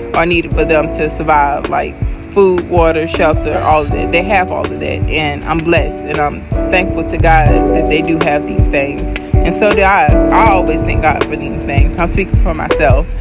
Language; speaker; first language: English; native; English